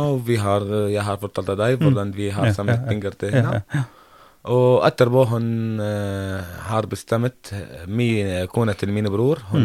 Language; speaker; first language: Norwegian; non-native, learner; Arabic